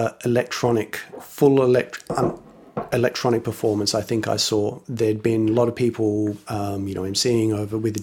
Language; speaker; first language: English; native; English